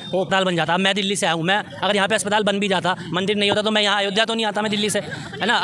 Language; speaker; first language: Hindi; native; Hindi